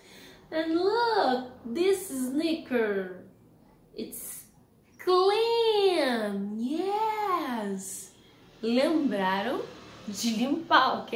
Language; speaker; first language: English; non-native, learner; Portuguese